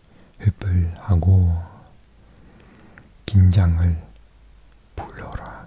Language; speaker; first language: Korean; non-native, learner; English